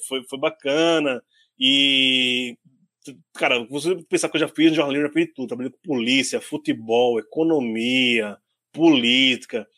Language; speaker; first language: Portuguese; native; Portuguese